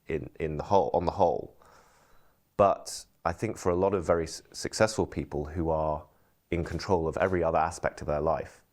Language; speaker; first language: English; early bilingual, heritage; English